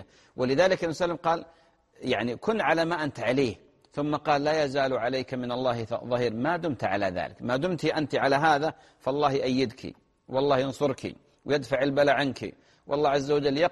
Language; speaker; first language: Arabic; native; Arabic